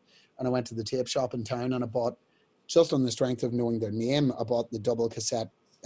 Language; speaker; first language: English; native; English